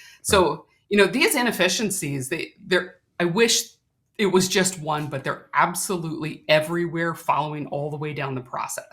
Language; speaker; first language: English; native; English